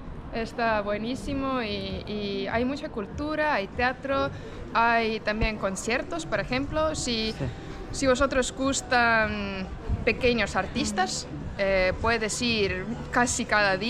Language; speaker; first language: Spanish; non-native, fluent; Estonian